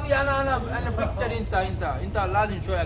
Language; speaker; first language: Arabic; non-native, learner; Punjabi